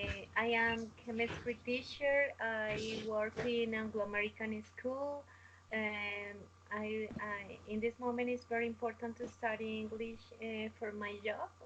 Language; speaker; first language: English; non-native, learner; Spanish